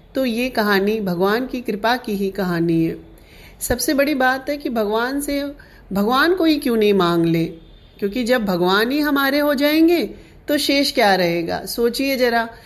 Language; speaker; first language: Hindi; non-native, local second language; Sindhi